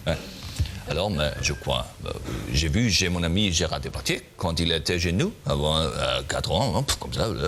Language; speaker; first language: French; non-native, learner; German